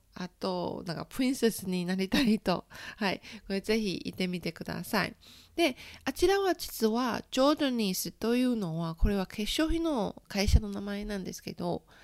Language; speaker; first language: Japanese; non-native, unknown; Chinese